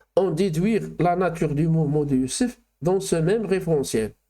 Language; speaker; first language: French; non-native, local second language; Arabic